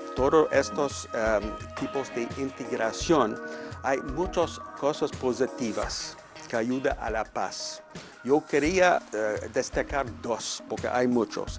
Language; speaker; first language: Spanish; non-native, fluent; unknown